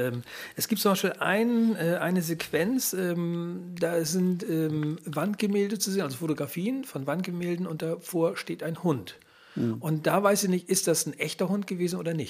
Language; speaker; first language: German; native; German